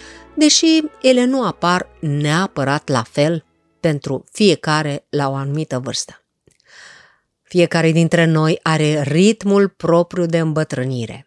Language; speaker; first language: Romanian; native; Romanian